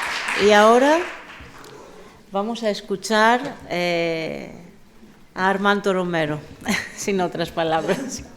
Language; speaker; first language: Spanish; non-native, fluent; Greek